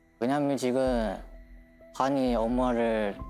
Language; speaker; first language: Korean; non-native, learner; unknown